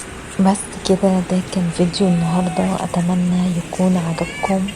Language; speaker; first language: Arabic; native; Arabic